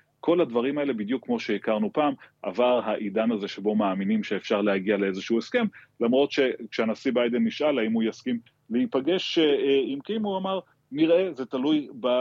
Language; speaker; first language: Hebrew; native; Hebrew